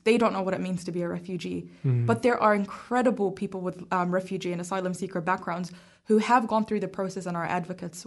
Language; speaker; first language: English; native; English